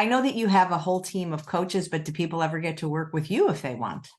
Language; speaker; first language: English; native; English